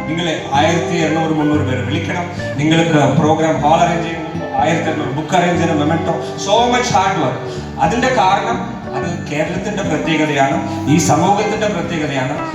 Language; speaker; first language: Malayalam; non-native, local second language; Tamil